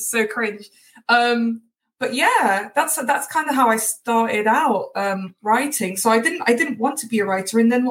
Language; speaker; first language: English; early bilingual, other home language; Portuguese